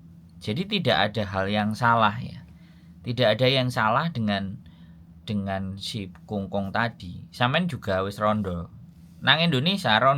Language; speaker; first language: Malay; non-native, local second language; Javanese